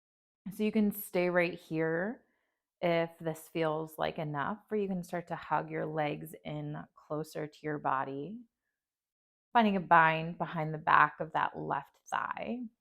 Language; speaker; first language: English; native; English